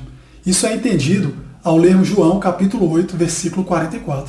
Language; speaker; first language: Portuguese; native; Portuguese